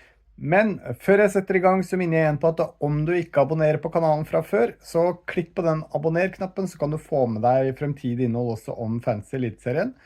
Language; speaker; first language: Norwegian; native; Norwegian